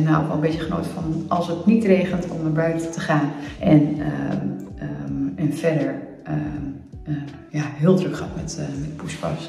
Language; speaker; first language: Dutch; native; Dutch